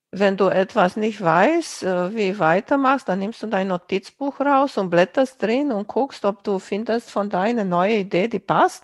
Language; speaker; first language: German; non-native, fluent; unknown